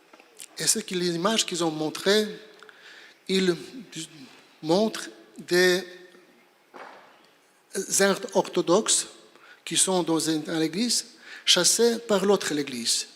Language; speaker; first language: French; non-native, fluent; Polish